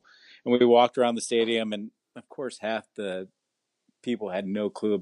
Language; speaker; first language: English; native; English